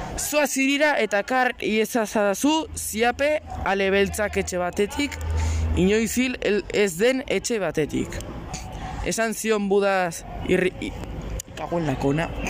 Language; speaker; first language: Basque; non-native, local second language; Spanish